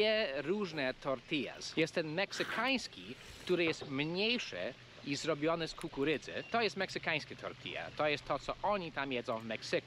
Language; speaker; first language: Polish; non-native, fluent; English